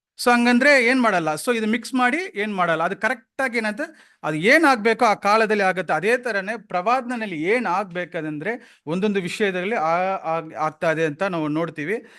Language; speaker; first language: Kannada; non-native, local second language; Tamil